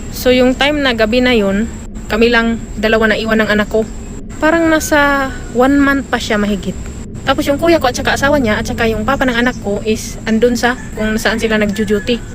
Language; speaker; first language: Filipino; non-native, local second language; Cebuano